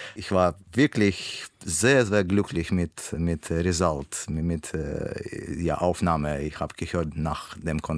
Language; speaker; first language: German; non-native, learner; Russian